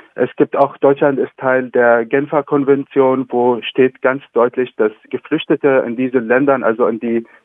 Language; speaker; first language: German; non-native, fluent; Arabic